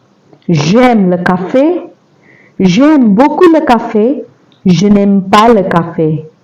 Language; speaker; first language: French; non-native, fluent; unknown